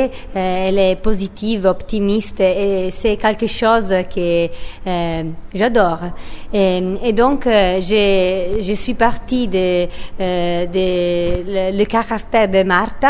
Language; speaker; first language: French; non-native, learner; Italian